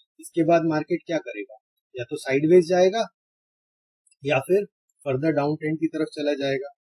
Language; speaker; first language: Hindi; native; Hindi